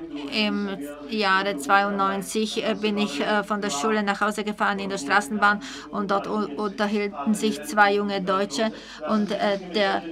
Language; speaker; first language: German; non-native, fluent; Czech